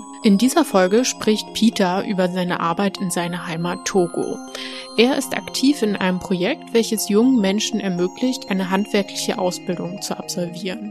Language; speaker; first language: German; native; German